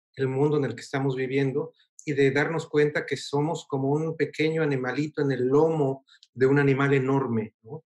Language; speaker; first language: Spanish; native; Spanish